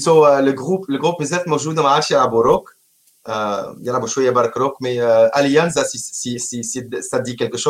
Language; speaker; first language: French; non-native, local second language; Arabic